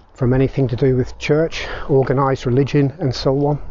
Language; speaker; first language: English; native; English